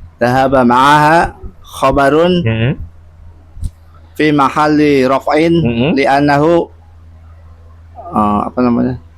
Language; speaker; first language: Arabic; non-native, learner; Indonesian